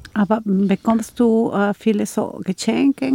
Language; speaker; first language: German; non-native, learner; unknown